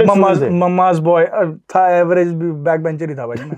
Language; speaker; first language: Hindi; native; Hindi